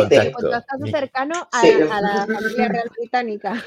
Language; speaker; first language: Spanish; non-native, learner; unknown